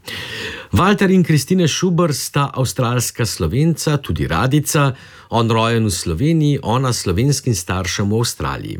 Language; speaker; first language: Slovenian; native; Slovenian